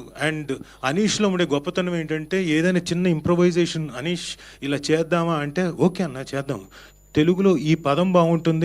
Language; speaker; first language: Telugu; native; Telugu